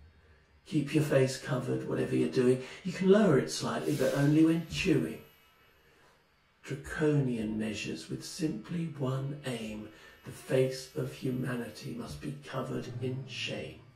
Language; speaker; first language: English; native; English